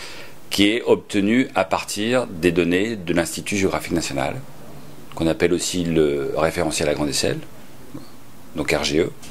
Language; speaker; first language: French; native; French